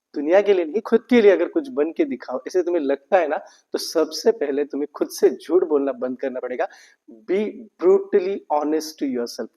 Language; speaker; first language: Hindi; non-native, local second language; Marathi